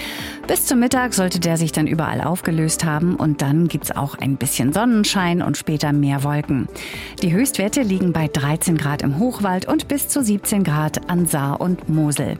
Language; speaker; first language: German; native; German